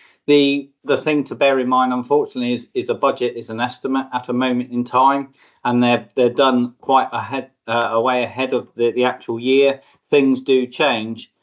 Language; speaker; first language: English; native; English